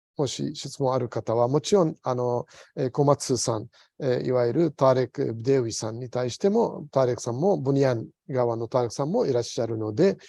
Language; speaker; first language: Japanese; non-native, fluent; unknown